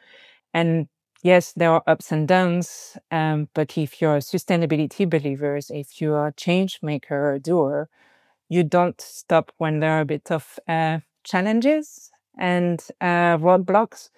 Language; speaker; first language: English; non-native, fluent; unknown